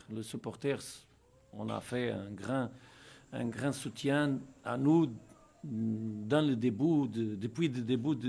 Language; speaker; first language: French; non-native, learner; Portuguese